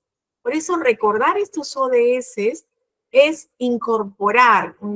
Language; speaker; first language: Spanish; native; Spanish